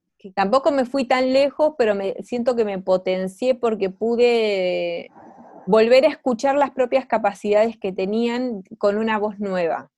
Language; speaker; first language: Spanish; native; Spanish